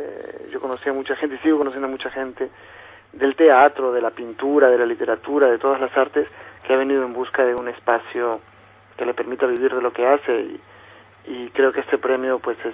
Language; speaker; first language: Spanish; native; Spanish